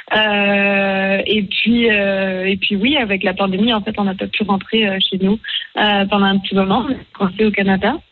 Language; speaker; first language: French; native; French